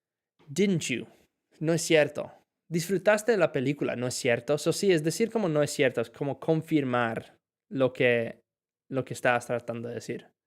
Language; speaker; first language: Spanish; non-native, fluent; English